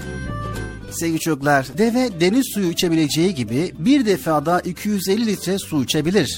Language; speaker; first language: Turkish; native; Turkish